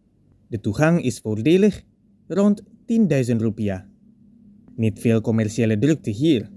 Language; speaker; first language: Dutch; non-native, fluent; Indonesian